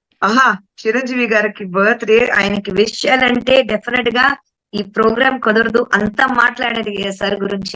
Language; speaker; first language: Telugu; non-native, fluent; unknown